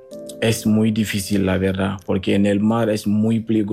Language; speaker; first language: Spanish; non-native, fluent; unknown